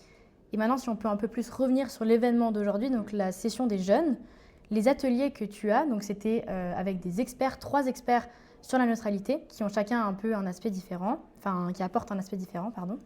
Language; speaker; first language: French; native; French